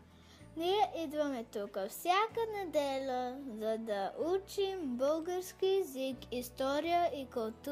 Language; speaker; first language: Bulgarian; early bilingual, heritage; Bulgarian